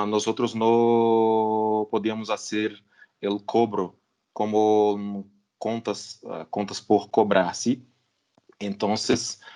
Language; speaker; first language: Spanish; non-native, fluent; Portuguese